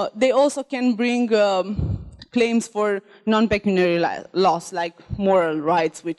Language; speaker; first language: English; non-native, fluent; Romanian